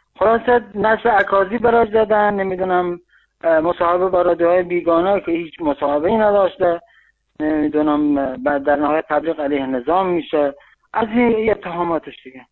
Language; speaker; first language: Persian; non-native, local second language; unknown